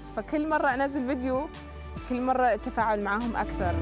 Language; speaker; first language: Arabic; early bilingual, other home language; English